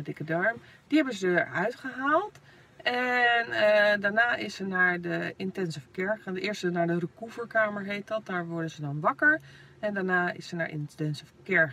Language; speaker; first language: Dutch; native; Dutch